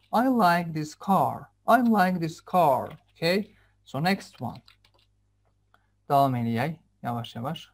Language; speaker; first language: English; non-native, fluent; Azerbaijani